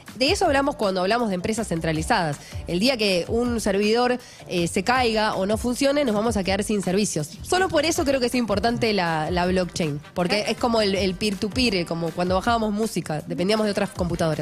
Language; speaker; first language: Spanish; native; Spanish